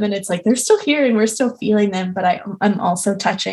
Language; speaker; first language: English; native; English